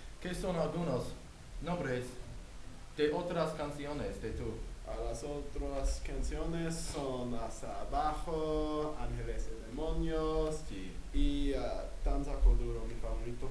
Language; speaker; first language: Spanish; non-native, learner; English